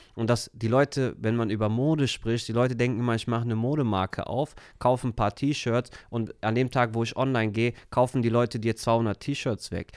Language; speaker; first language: German; early bilingual, other home language; Turkish